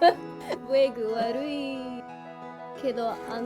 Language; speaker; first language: Japanese; non-native, learner; English